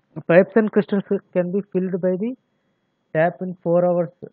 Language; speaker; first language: English; non-native, local second language; Telugu